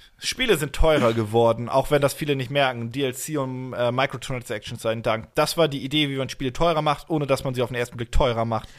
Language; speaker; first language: German; native; German